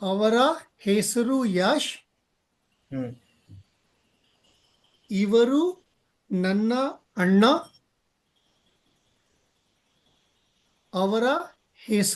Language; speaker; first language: Kannada; non-native, learner; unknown